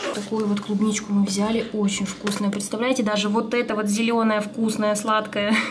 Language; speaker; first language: Russian; native; Russian